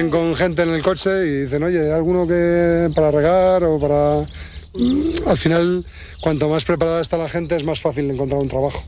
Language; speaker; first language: Spanish; native; Spanish